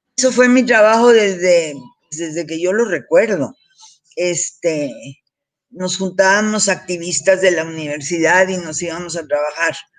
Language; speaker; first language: Spanish; early bilingual, heritage; Spanish